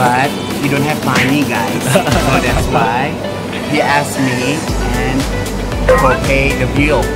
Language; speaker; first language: English; non-native, learner; Indonesian